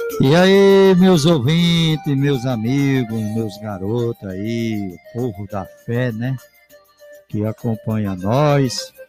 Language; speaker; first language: Portuguese; native; Portuguese